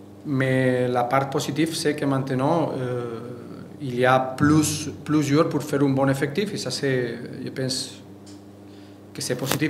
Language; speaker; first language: French; non-native, fluent; Spanish